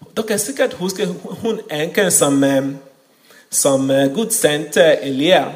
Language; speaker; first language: Norwegian; non-native, fluent; Yoruba